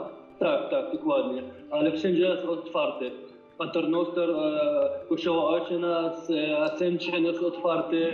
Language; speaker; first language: Polish; non-native, fluent; Arabic